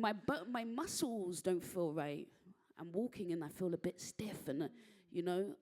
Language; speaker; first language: English; native; English